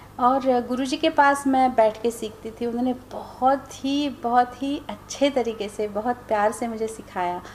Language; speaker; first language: Hindi; non-native, local second language; Marathi